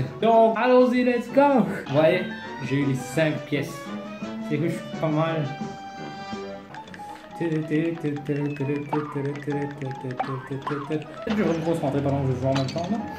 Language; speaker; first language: French; non-native, local second language; Morisyen